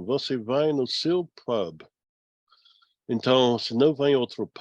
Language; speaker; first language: Portuguese; non-native, fluent; English